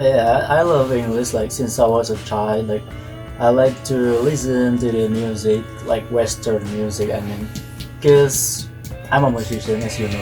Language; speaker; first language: English; non-native, learner; Indonesian